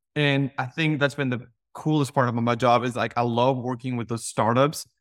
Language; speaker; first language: English; non-native, fluent; Spanish